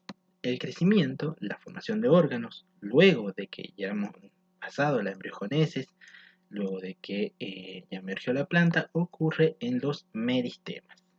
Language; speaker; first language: Spanish; native; Spanish